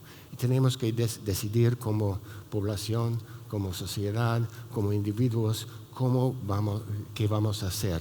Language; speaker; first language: Spanish; non-native, fluent; English